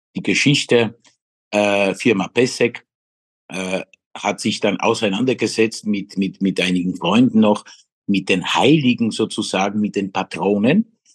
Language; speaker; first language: German; non-native, fluent; Polish